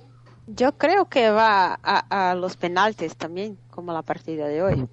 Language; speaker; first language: Spanish; non-native, fluent; Portuguese